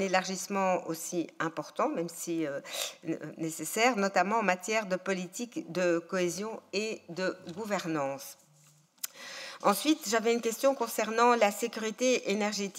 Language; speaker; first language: French; native; French